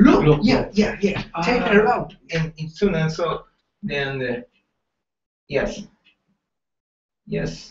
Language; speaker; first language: English; non-native, learner; Japanese